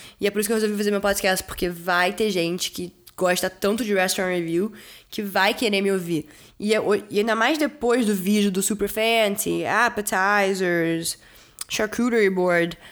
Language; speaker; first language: Portuguese; early bilingual, heritage; Portuguese